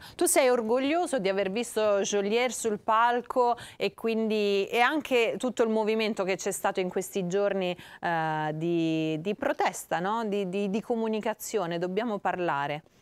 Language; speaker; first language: Italian; native; Italian